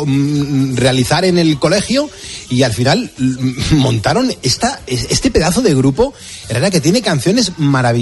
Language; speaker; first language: Spanish; native; Spanish